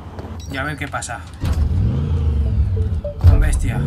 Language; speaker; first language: Spanish; native; Spanish